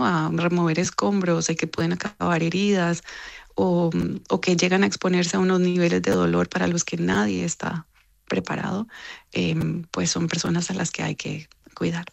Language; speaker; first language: Spanish; native; Spanish